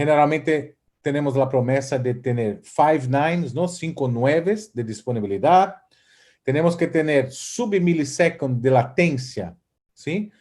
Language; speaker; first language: Portuguese; non-native, fluent; Spanish